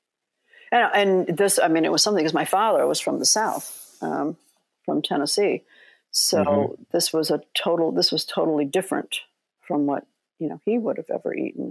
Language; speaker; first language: English; native; English